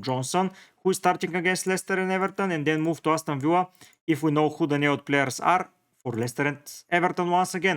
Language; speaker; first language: English; non-native, fluent; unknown